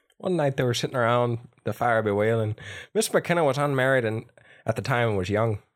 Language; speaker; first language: English; native; English